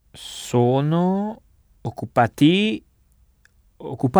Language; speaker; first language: Italian; non-native, learner; French